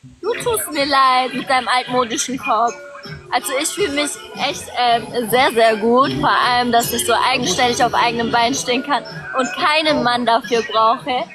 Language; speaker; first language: German; early bilingual, other home language; Kurdish